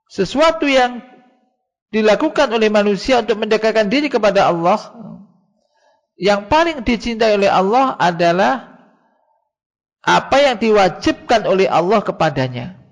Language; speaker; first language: Indonesian; native; Indonesian